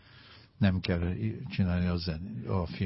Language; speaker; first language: Hungarian; non-native, learner; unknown